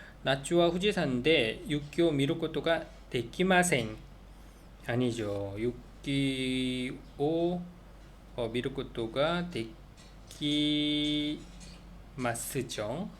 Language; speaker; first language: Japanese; non-native, learner; Korean